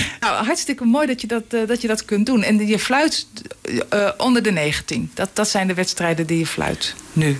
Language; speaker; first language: Dutch; native; Dutch